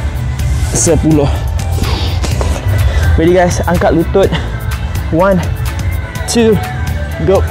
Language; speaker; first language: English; non-native, local second language; Malay